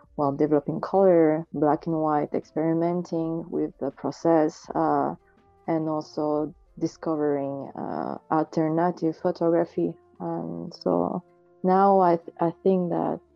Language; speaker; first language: English; non-native, fluent; French